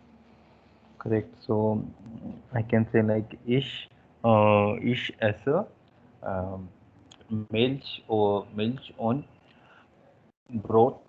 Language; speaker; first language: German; non-native, learner; Hindi